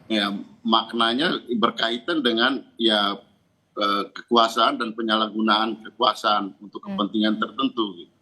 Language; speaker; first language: Indonesian; native; Indonesian